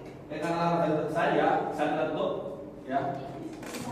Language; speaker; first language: Indonesian; native; Indonesian